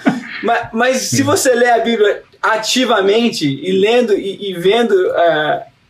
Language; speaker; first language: Portuguese; early bilingual, heritage; Portuguese